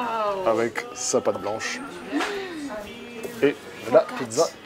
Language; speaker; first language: French; native; French